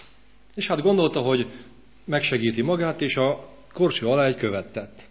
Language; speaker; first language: Hungarian; native; Hungarian